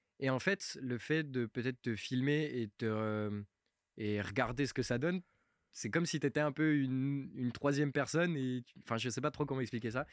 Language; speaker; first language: French; early bilingual, other home language; Portuguese